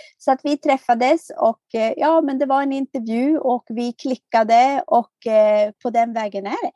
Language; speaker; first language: Swedish; native; Swedish